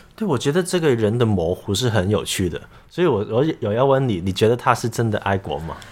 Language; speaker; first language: Chinese; non-native, local second language; Cantonese